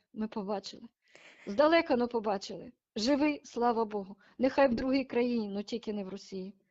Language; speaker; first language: Ukrainian; native; Ukrainian